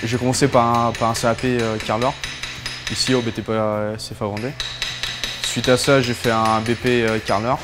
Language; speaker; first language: French; early bilingual, other home language; Romanian